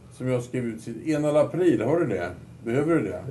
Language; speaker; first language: Swedish; native; Swedish